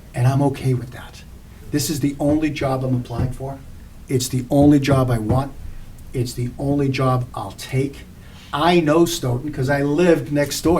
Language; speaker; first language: English; native; English